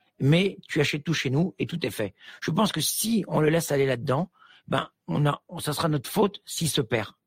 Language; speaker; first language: French; native; French